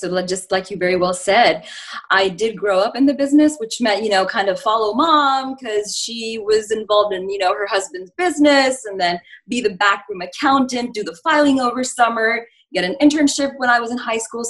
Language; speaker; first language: English; native; English